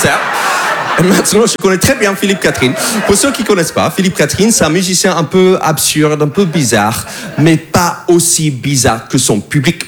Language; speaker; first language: French; non-native, fluent; English